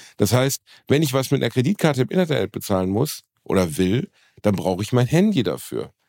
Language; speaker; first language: German; native; German